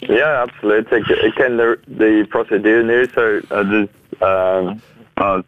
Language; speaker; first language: Dutch; non-native, fluent; English